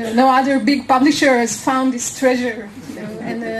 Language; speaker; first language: English; non-native, fluent; Hebrew